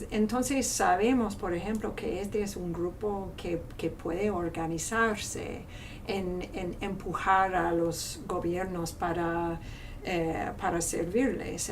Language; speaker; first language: Spanish; non-native, fluent; English